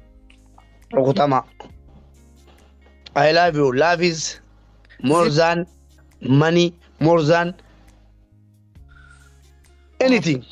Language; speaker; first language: English; non-native, learner; Oromo